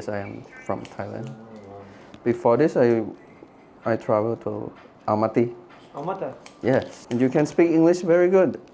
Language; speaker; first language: English; non-native, learner; Thai